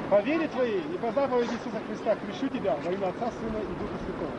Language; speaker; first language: Russian; native; Russian